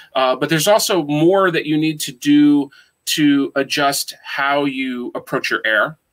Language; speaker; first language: English; native; English